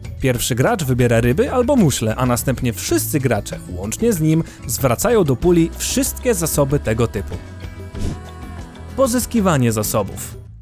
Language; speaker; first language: Polish; native; Polish